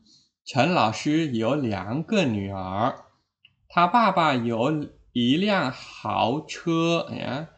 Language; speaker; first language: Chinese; non-native, fluent; Indonesian